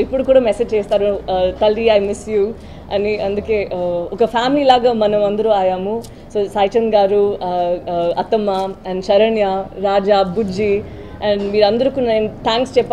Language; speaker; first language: Telugu; non-native, learner; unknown